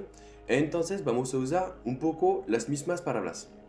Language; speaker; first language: Spanish; non-native, fluent; French